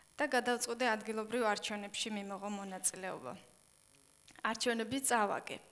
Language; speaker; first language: Georgian; non-native, local second language; Chechen